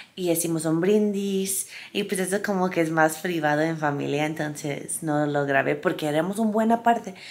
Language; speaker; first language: Spanish; non-native, fluent; English